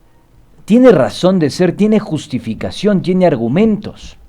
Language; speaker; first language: Spanish; native; Spanish